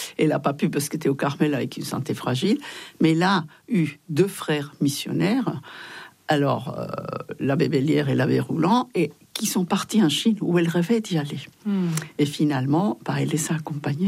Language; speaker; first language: French; non-native, fluent; Spanish